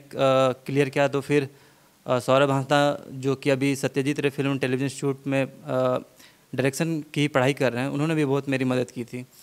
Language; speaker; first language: Hindi; native; Hindi